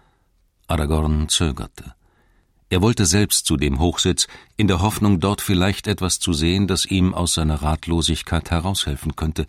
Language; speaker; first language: German; native; German